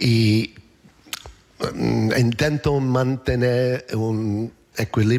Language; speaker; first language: Spanish; non-native, learner; English